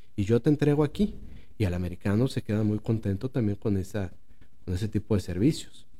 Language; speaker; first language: Spanish; native; Spanish